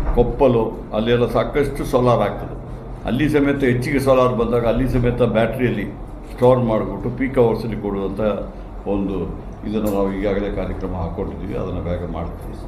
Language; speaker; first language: Kannada; non-native, local second language; Malayalam